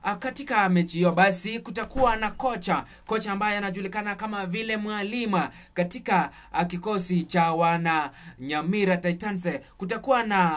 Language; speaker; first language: Swahili; non-native, local second language; Gusii